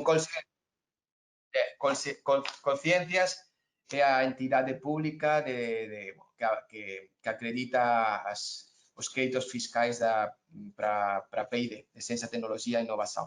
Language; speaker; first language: Portuguese; non-native, learner; Spanish